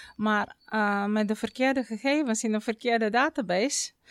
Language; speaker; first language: Dutch; non-native, fluent; Bulgarian